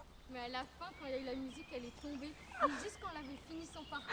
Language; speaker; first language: French; native; French